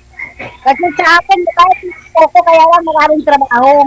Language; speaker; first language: Filipino; non-native, local second language; Cebuano